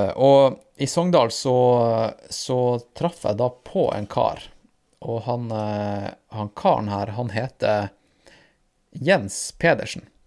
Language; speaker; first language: Norwegian; native; Norwegian